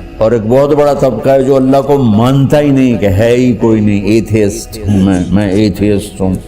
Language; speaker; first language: Urdu; non-native, local second language; Punjabi